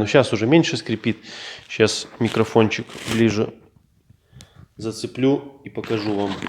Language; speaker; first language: Russian; native; Russian